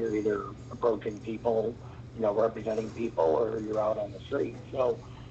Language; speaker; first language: English; native; English